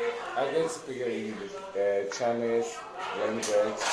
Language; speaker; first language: English; non-native, learner; Chinese